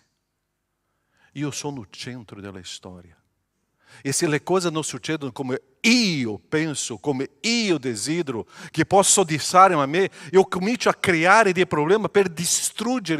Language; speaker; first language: Italian; non-native, fluent; Portuguese